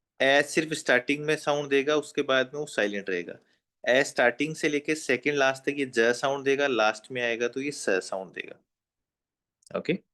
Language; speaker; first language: Hindi; native; Hindi